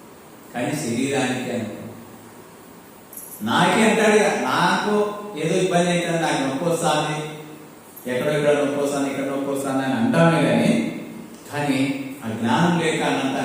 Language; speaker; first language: Telugu; native; Telugu